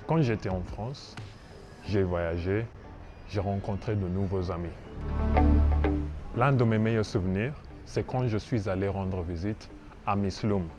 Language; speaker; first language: French; non-native, fluent; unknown